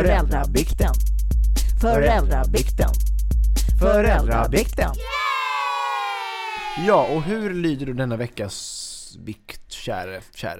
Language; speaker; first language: Swedish; native; Swedish